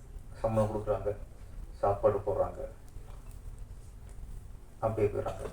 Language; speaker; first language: Tamil; native; Tamil